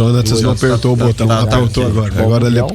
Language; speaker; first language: Portuguese; native; Portuguese